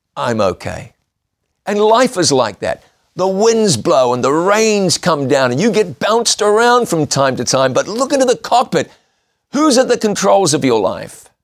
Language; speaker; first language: English; native; English